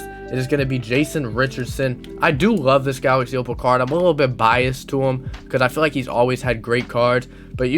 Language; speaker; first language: English; native; English